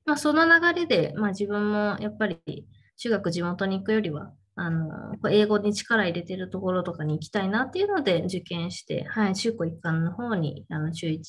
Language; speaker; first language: Japanese; native; Japanese